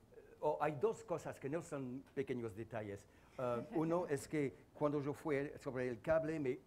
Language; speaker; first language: Spanish; non-native, learner; French